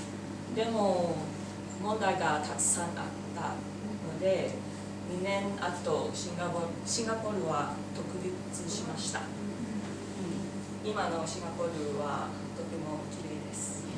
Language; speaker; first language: Japanese; non-native, learner; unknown